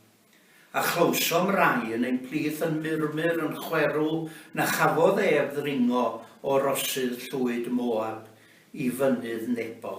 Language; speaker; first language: Welsh; native; Welsh